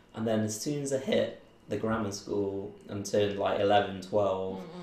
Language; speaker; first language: English; native; English